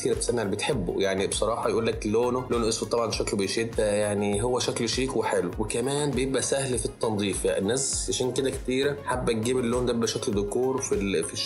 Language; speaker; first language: Arabic; native; Arabic